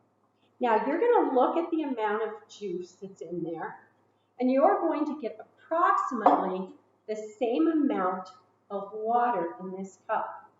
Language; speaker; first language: English; native; English